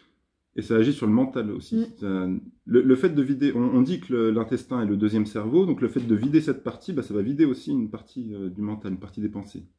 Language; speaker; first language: French; native; French